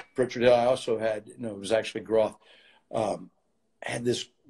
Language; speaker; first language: English; native; English